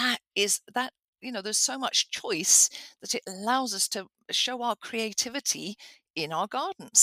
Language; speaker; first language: English; native; English